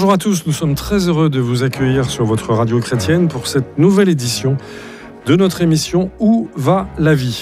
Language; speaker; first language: French; native; French